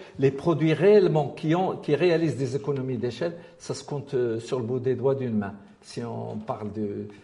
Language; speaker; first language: French; non-native, local second language; Arabic